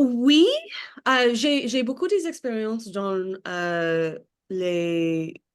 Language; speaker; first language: French; non-native, learner; English